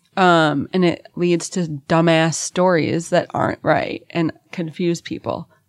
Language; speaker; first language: English; native; English